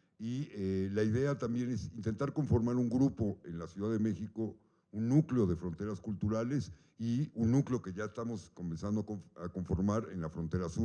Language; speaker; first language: Spanish; native; Spanish